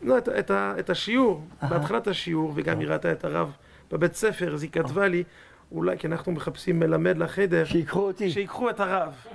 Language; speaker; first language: Hebrew; non-native, fluent; French